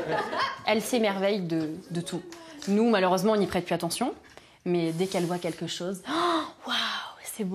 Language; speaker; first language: French; native; French